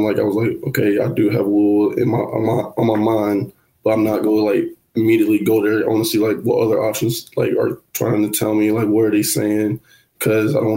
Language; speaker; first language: English; native; English